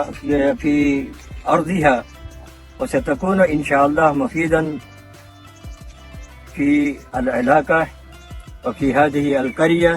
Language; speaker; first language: Arabic; non-native, fluent; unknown